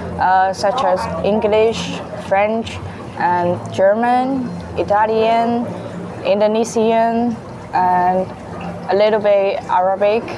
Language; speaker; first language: English; non-native, learner; Chinese